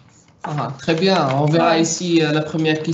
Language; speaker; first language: French; non-native, local second language; Arabic